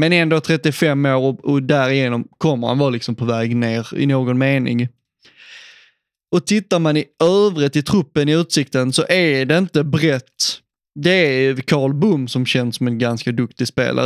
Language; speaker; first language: Swedish; native; Swedish